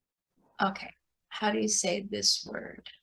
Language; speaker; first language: English; non-native, fluent; Chinese